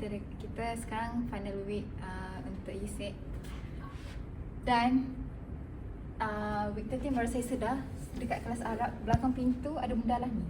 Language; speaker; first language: Malay; native; Malay